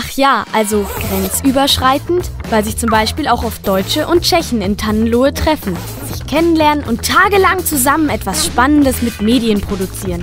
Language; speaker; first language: German; native; German